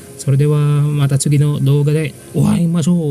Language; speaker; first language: Japanese; non-native, fluent; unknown